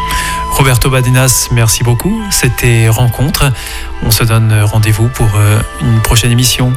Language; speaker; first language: French; native; French